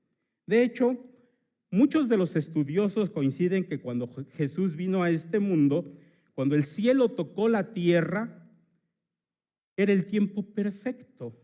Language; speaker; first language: Spanish; native; Spanish